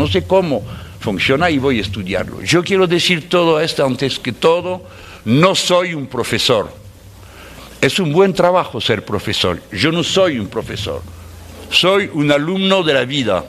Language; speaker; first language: Spanish; non-native, fluent; French